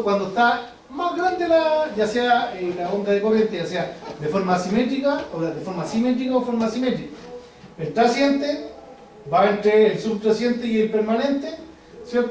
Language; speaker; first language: Spanish; native; Spanish